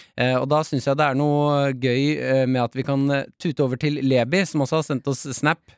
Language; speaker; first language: Norwegian; native; Norwegian